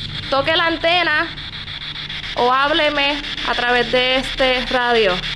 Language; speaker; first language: Spanish; native; Spanish